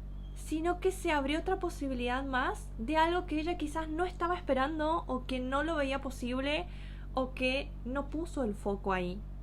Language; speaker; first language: Spanish; native; Spanish